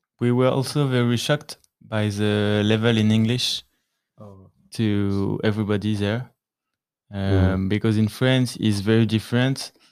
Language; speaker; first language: English; non-native, learner; French